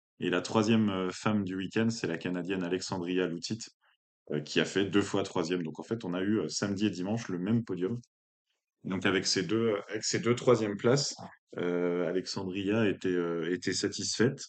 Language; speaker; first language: French; native; French